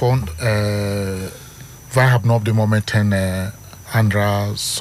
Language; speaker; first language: Dutch; non-native, learner; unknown